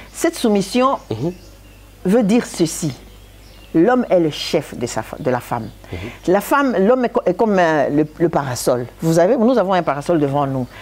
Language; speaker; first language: French; non-native, local second language; Lingala